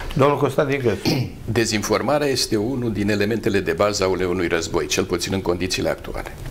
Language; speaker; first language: Romanian; native; Romanian